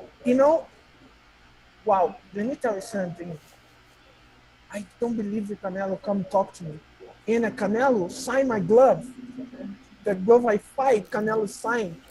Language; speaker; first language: English; non-native, learner; Portuguese